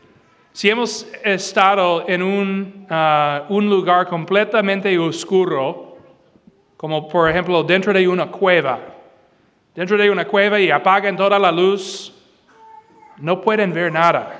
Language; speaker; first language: Spanish; non-native, fluent; English